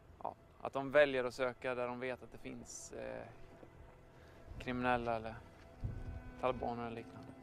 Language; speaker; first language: Swedish; native; Swedish